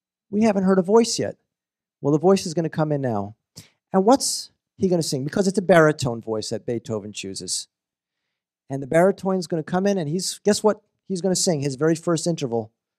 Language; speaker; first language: English; native; English